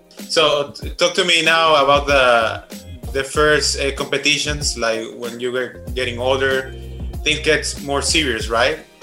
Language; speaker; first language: English; non-native, fluent; Spanish